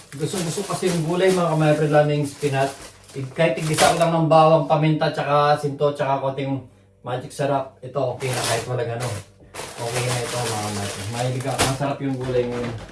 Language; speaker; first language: Filipino; native; Filipino